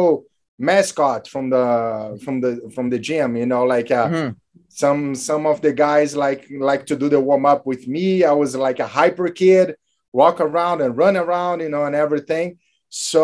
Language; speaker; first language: English; non-native, fluent; Portuguese